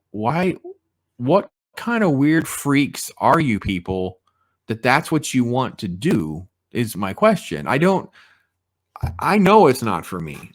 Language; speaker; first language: English; native; English